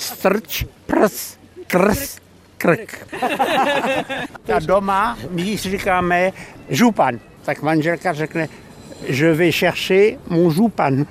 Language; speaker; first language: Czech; early bilingual, heritage; Czech